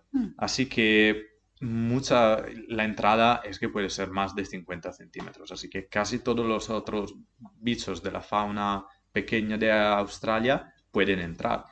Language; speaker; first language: Spanish; non-native, fluent; Italian